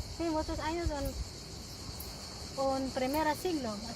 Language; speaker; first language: Spanish; non-native, learner; Filipino